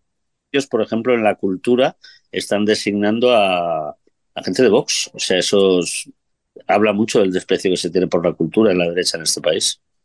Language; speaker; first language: Spanish; native; Spanish